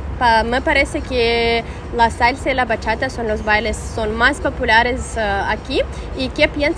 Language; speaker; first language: Spanish; non-native, fluent; Russian